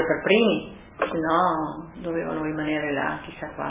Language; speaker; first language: Italian; early bilingual, other home language; French